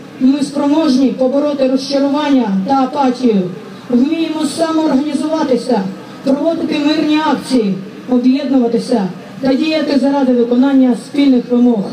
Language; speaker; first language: Ukrainian; native; Ukrainian